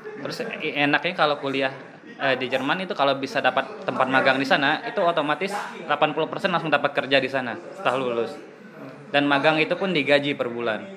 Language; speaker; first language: Indonesian; native; Indonesian